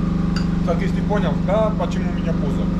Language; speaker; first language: Russian; non-native, fluent; Georgian